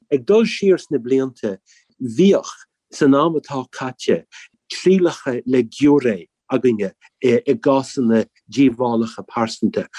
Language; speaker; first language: Irish; native; Irish